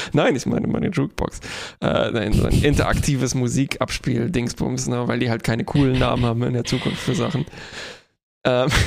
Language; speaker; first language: German; non-native, fluent; Polish